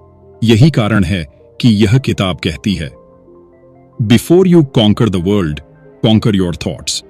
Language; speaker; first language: Hindi; native; Hindi